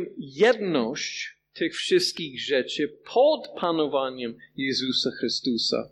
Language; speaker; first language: Polish; non-native, fluent; English